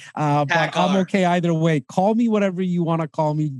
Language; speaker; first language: English; early bilingual, other home language; Hindi